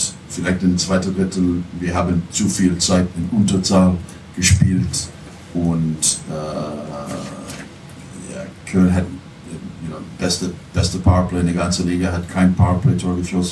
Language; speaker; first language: German; non-native, learner; English